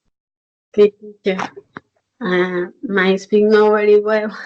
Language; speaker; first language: English; non-native, learner; Spanish